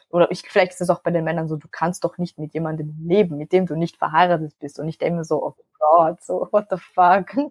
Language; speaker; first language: German; early bilingual, other home language; Macedonian